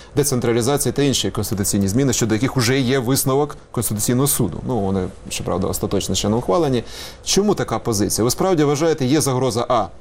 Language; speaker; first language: Ukrainian; native; Ukrainian